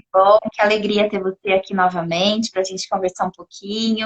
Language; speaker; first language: Portuguese; native; Portuguese